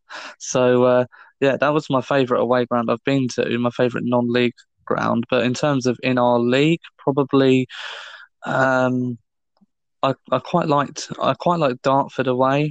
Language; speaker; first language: English; native; English